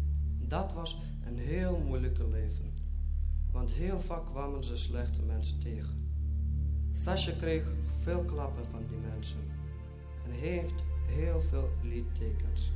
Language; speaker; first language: Dutch; non-native, fluent; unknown